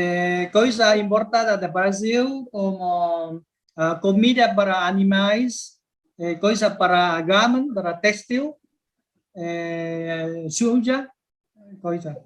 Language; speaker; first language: Portuguese; non-native, learner; Vietnamese